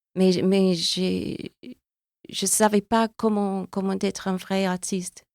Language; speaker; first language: French; non-native, fluent; English